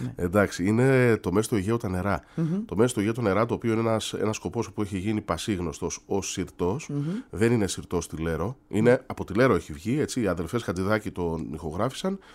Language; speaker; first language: Greek; native; Greek